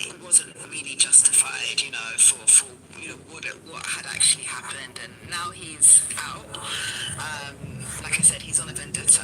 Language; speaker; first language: English; native; English